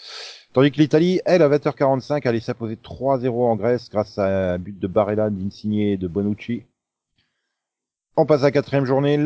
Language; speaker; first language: French; native; French